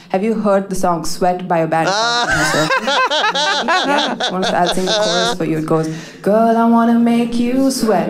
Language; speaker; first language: English; native; English